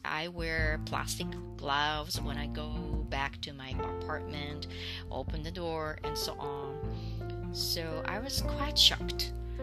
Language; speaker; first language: English; non-native, fluent; Japanese